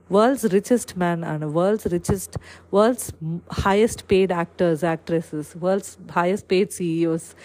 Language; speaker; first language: English; non-native, local second language; Malayalam